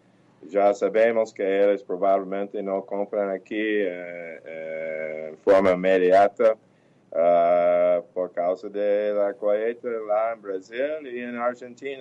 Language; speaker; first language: Portuguese; non-native, fluent; English